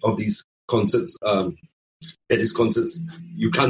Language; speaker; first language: English; native; English